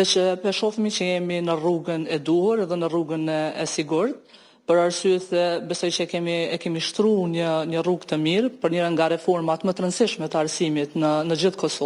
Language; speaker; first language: Albanian; native; Albanian